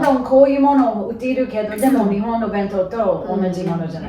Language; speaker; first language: Japanese; non-native, fluent; Portuguese